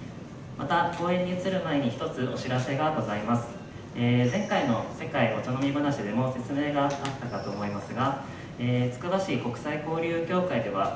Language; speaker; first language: Japanese; native; Japanese